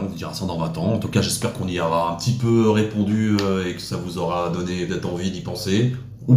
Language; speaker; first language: French; native; French